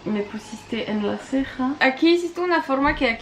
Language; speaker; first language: Spanish; non-native, fluent; French